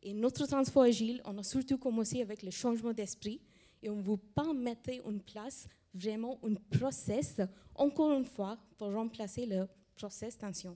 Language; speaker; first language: French; non-native, fluent; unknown